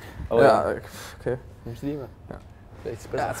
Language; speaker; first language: German; native; German